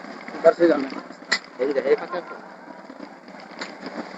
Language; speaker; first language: Hindi; non-native, local second language; Bangla